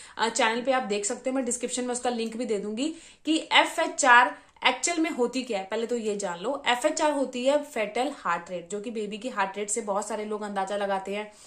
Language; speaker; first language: Hindi; native; Hindi